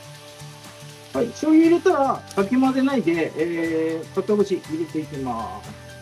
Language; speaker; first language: Japanese; native; Japanese